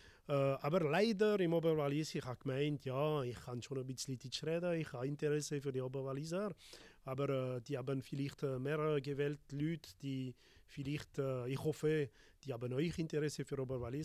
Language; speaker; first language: German; non-native, local second language; French